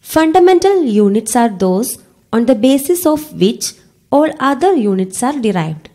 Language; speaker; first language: English; non-native, local second language; Malayalam